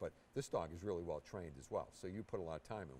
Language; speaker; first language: English; native; English